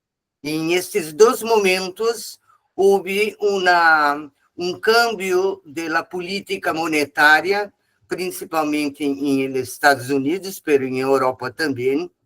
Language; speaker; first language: Spanish; non-native, fluent; Portuguese